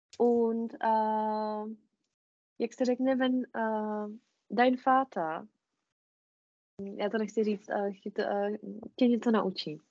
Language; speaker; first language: German; non-native, fluent; Czech